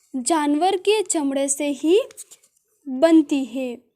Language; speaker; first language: Hindi; non-native, local second language; Gujarati